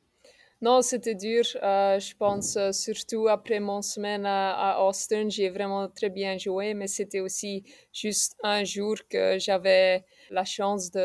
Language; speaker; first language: French; non-native, local second language; Dutch